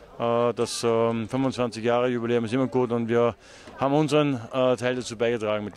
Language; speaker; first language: German; native; German